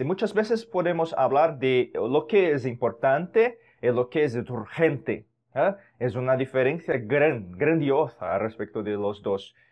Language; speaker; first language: Spanish; non-native, fluent; Portuguese